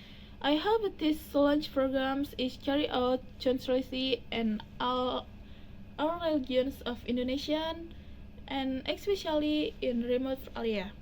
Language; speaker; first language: English; non-native, learner; Indonesian